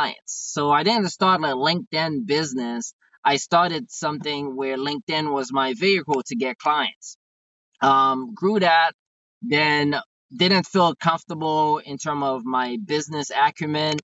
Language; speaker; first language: English; non-native, fluent; Haitian Creole